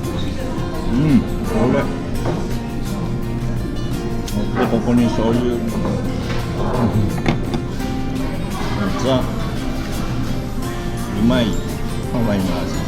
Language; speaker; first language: Japanese; native; Japanese